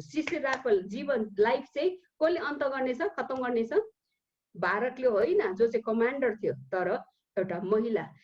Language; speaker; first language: Nepali; early bilingual, heritage; Nepali